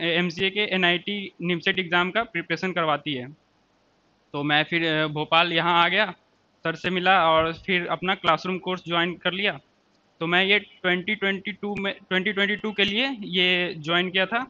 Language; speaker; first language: Hindi; native; Hindi